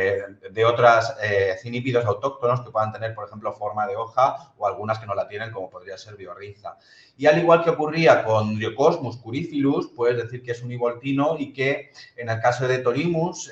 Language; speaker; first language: Spanish; native; Spanish